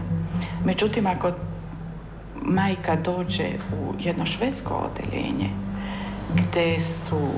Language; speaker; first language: Serbian; native; Serbian